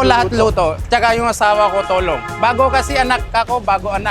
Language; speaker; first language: Filipino; non-native, learner; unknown